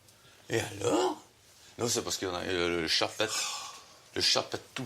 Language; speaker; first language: French; native; French